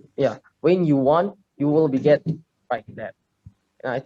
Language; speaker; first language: English; non-native, learner; Indonesian